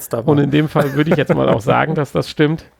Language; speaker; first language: German; native; German